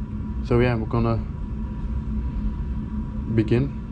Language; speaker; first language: English; non-native, fluent; Dutch